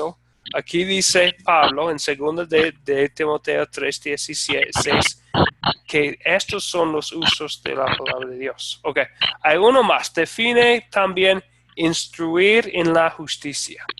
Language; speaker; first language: Spanish; non-native, fluent; English